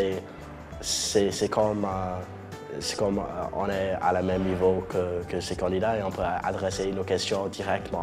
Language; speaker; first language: French; non-native, local second language; English